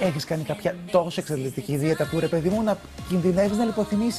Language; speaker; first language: Greek; native; Greek